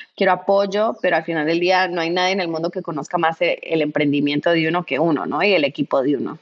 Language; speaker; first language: Spanish; native; Spanish